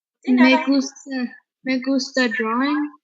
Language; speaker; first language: Spanish; non-native, learner; English